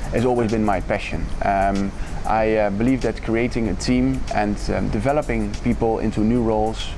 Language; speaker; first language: English; non-native, fluent; Dutch